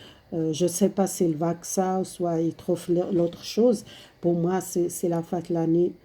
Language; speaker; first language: French; non-native, fluent; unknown